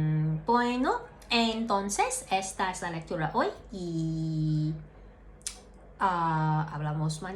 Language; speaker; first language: Spanish; non-native, learner; Cantonese